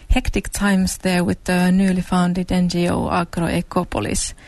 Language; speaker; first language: English; non-native, fluent; Finnish